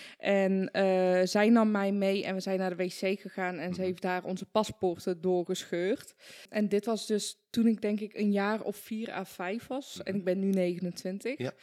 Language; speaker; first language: Dutch; early bilingual, other home language; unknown